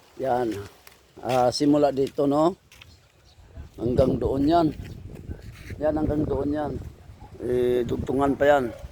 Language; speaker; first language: Filipino; non-native, local second language; Hiligaynon